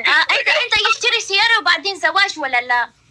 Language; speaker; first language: Arabic; non-native, learner; Pashto